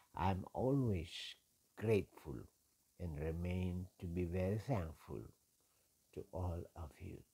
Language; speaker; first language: English; non-native, local second language; Iloko